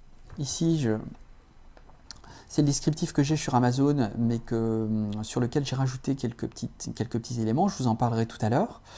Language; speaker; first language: French; native; French